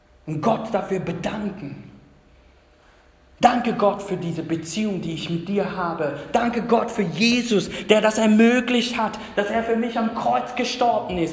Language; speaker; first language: German; non-native, fluent; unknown